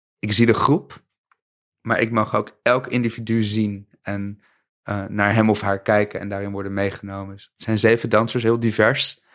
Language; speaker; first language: Dutch; native; Dutch